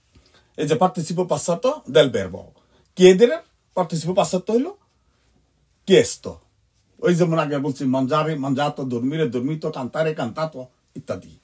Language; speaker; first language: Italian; non-native, fluent; Bangla